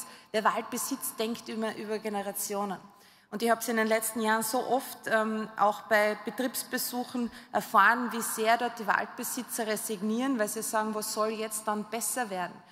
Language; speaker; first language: German; native; German